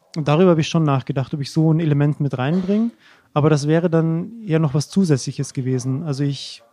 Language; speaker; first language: German; native; German